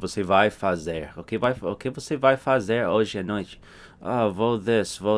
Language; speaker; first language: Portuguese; non-native, fluent; English